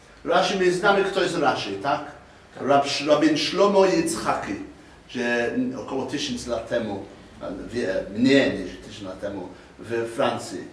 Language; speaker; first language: Polish; non-native, learner; English